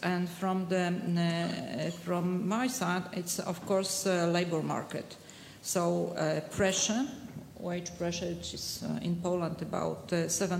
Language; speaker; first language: English; non-native, fluent; Polish